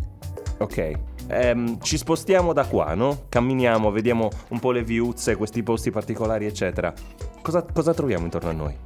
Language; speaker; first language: Italian; native; Italian